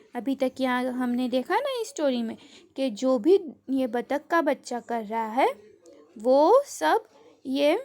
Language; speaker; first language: Hindi; non-native, local second language; Gujarati